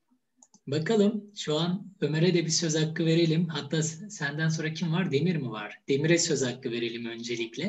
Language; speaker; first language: Turkish; native; Turkish